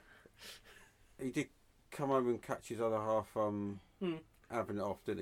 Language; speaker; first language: English; native; English